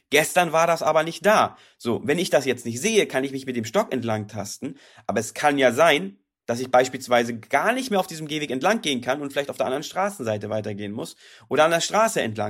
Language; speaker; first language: German; native; German